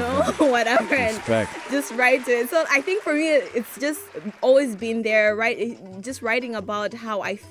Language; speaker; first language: English; non-native, local second language; Nyanja